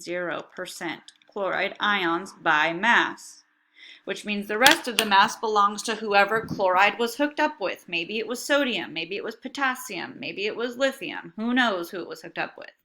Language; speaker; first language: English; native; English